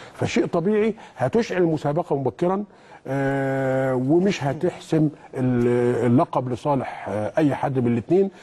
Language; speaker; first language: Egyptian Arabic; native; Egyptian Arabic